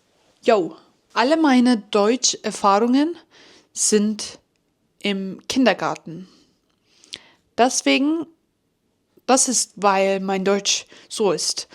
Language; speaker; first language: German; early bilingual, heritage; English